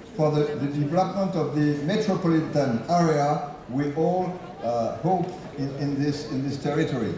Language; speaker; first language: English; non-native, fluent; French